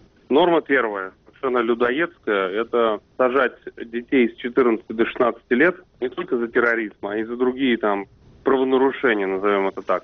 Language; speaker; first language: Russian; native; Russian